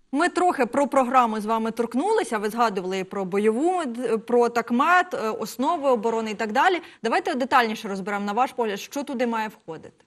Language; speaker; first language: Ukrainian; native; Ukrainian